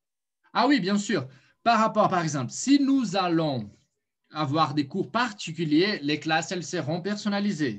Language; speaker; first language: French; non-native, fluent; Portuguese